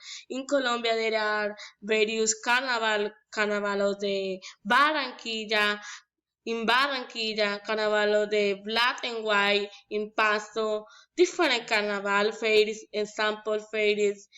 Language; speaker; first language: English; non-native, learner; Spanish